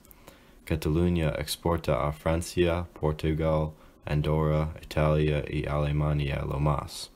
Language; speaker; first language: Spanish; non-native, learner; English